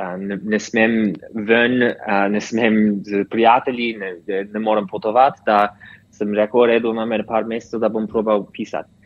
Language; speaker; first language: Slovenian; early bilingual, heritage; English